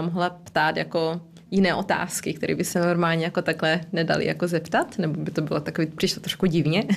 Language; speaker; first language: Czech; early bilingual, heritage; Czech